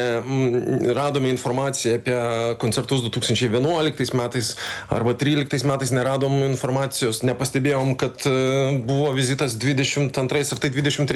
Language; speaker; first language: Lithuanian; native; Lithuanian